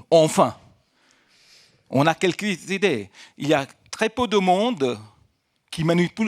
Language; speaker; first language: French; non-native, fluent; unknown